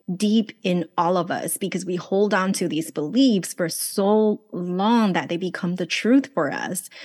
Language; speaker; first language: English; early bilingual, other home language; Chinese